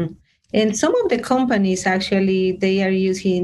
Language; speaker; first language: English; non-native, fluent; Spanish